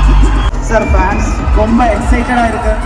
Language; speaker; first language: Tamil; non-native, local second language; Malayalam